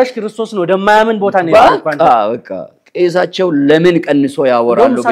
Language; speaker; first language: Amharic; non-native, local second language; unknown